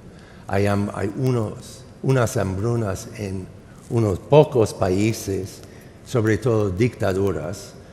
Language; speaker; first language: Spanish; non-native, fluent; English